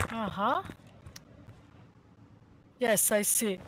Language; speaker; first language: English; non-native, learner; Hungarian